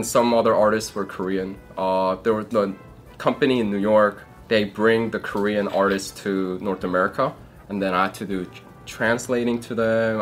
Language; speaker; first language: English; early bilingual, other home language; Korean